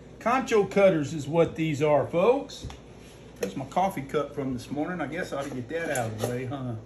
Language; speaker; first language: English; native; English